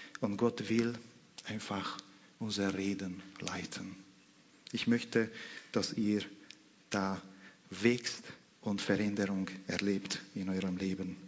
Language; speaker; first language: German; non-native, fluent; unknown